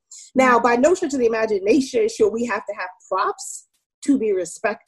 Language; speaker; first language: English; native; English